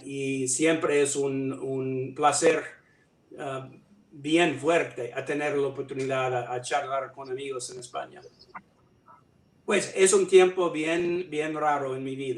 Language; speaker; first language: Spanish; non-native, learner; English